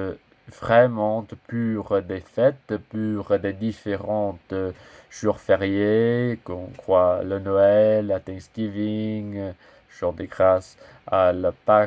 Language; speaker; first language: French; non-native, learner; English